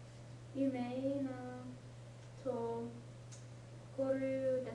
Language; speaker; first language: Japanese; non-native, learner; English